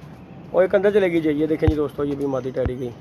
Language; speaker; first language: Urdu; non-native, local second language; Punjabi